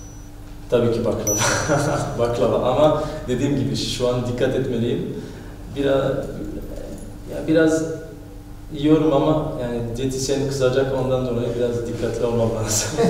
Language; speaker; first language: Turkish; early bilingual, heritage; Turkish